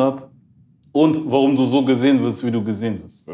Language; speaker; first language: German; early bilingual, other home language; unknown